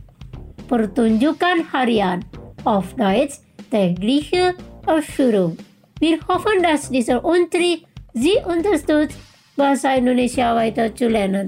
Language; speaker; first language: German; non-native, local second language; Indonesian